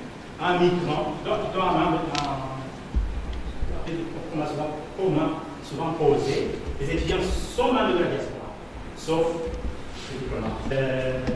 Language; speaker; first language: French; non-native, local second language; Rundi